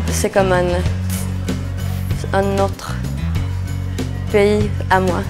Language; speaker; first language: French; non-native, fluent; Swedish